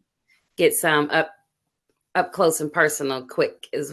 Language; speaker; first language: English; native; English